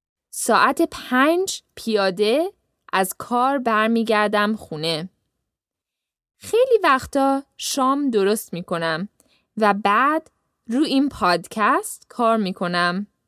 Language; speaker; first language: Persian; native; Persian